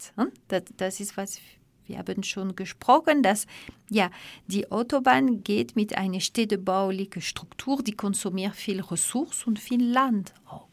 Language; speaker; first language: German; non-native, fluent; French